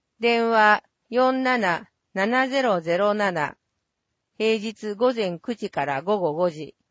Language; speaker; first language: Japanese; native; Japanese